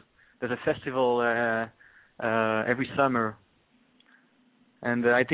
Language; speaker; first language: English; non-native, fluent; French